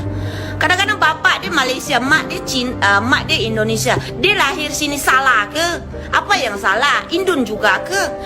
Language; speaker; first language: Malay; non-native, fluent; Indonesian